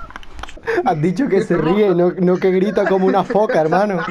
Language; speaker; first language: Spanish; native; Spanish